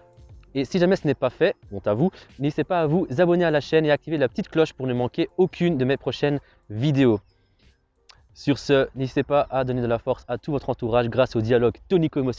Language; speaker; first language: French; native; French